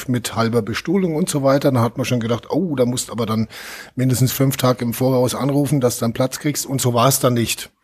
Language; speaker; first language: German; native; German